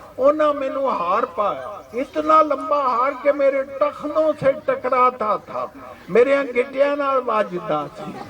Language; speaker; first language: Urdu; non-native, local second language; Punjabi